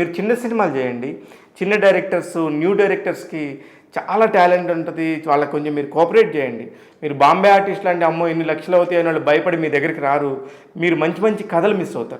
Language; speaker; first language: Telugu; native; Telugu